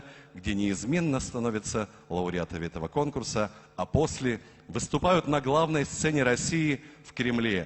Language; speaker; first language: Russian; native; Russian